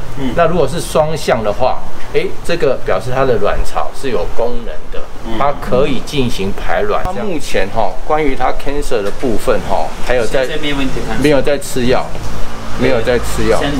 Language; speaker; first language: Chinese; native; Chinese